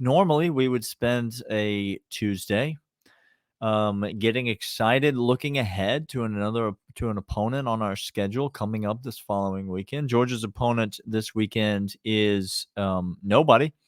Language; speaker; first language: English; native; English